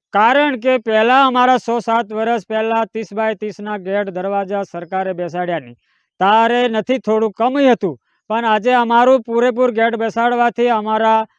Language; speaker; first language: Gujarati; non-native, local second language; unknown